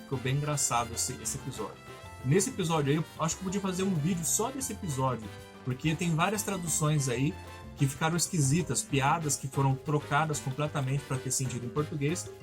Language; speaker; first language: Portuguese; native; Portuguese